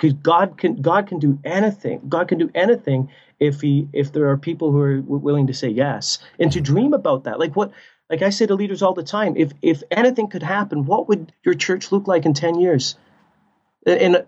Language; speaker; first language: English; native; English